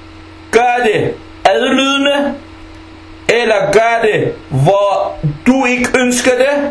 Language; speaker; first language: Danish; non-native, fluent; Arabic